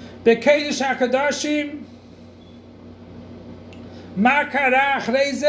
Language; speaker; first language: Hebrew; non-native, fluent; English